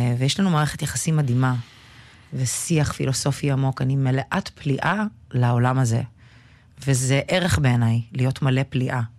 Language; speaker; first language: Hebrew; early bilingual, other home language; Russian